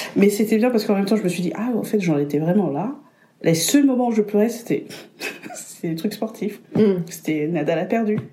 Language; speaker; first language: French; non-native, local second language; Rundi